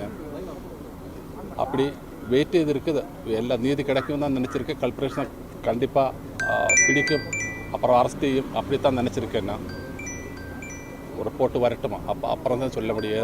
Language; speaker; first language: Tamil; non-native, learner; Malayalam